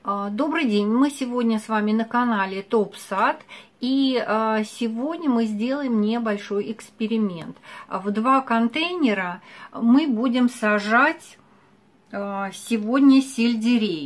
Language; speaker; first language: Russian; native; Russian